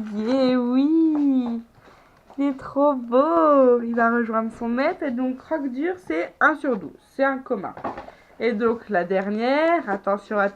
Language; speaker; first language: French; native; French